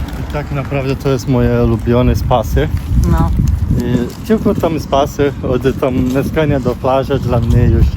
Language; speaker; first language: Polish; non-native, learner; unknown